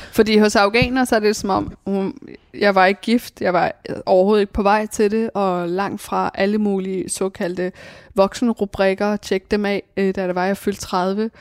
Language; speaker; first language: Danish; early bilingual, other home language; Persian